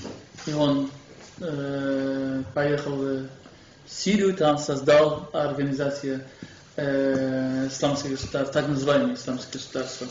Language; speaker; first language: Russian; non-native, fluent; Kurdish